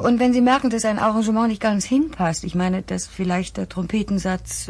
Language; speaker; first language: German; native; German